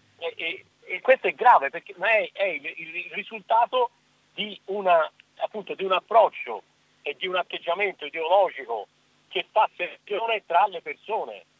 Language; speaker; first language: Italian; native; Italian